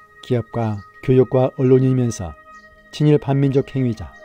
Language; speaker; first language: Korean; native; Korean